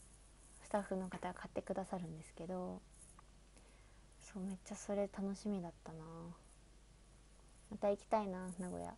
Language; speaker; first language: Japanese; native; Japanese